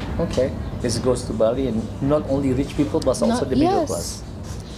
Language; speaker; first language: English; non-native, learner; Indonesian